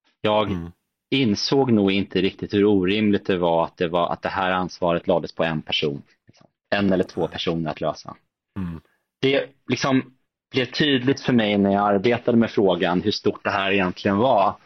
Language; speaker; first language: Swedish; native; Swedish